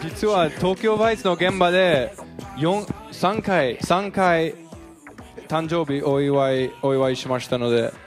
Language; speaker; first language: Japanese; non-native, fluent; English